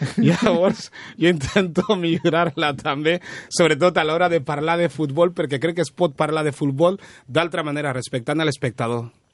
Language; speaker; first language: Catalan; early bilingual, other home language; Spanish